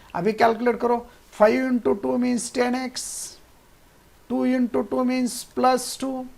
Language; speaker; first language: Hindi; non-native, local second language; Marathi